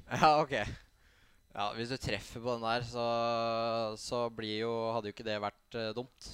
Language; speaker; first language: Norwegian; native; Norwegian